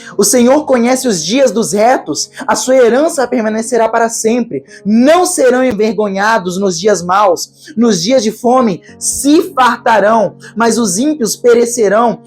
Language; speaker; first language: Portuguese; native; Portuguese